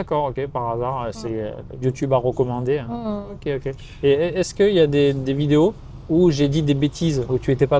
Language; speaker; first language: French; native; French